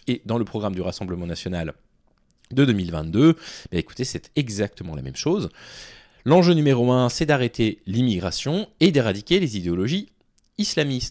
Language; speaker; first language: French; native; French